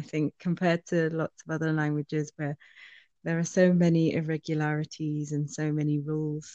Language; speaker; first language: English; native; English